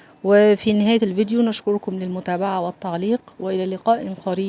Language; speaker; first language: Arabic; native; Arabic